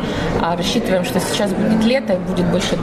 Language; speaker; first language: Russian; native; Russian